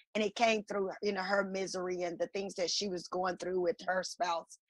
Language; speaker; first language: English; native; English